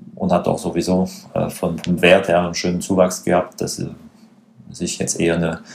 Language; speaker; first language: German; non-native, fluent; French